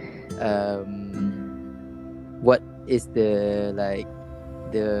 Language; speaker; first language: English; non-native, local second language; Malay